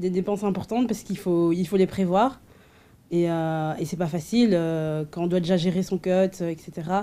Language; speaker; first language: French; native; French